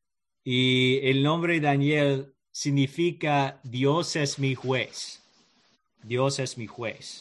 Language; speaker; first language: Spanish; non-native, learner; English